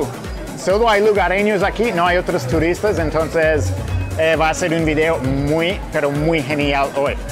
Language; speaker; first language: Spanish; non-native, fluent; English